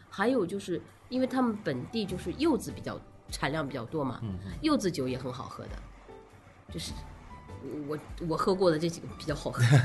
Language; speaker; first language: Chinese; native; Chinese